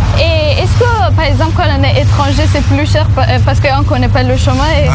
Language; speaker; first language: French; non-native, learner; Persian